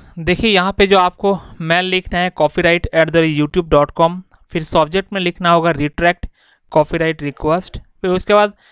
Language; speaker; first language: Hindi; non-native, local second language; Bangla